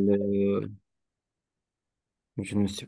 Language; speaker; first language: French; non-native, learner; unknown